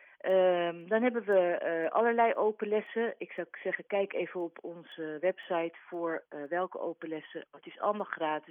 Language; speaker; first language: Dutch; native; Dutch